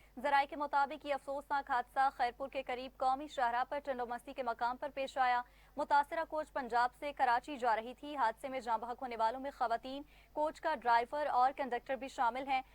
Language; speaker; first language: Urdu; native; Urdu